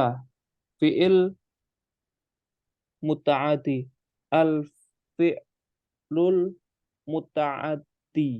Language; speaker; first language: Arabic; non-native, learner; Indonesian